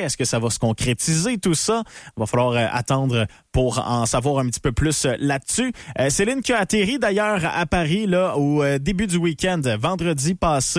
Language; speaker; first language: French; native; French